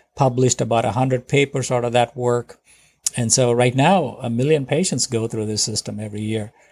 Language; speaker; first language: English; non-native, local second language; Telugu